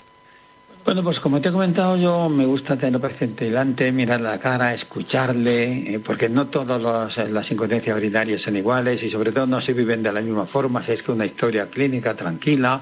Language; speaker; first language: Spanish; native; Spanish